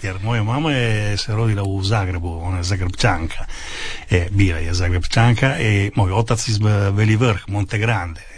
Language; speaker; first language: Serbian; early bilingual, heritage; Italian